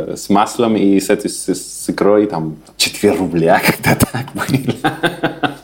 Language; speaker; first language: Russian; non-native, fluent; Spanish